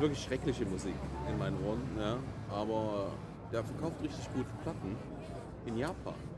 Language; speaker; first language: German; native; German